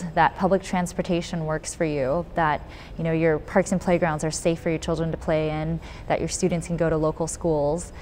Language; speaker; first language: English; native; English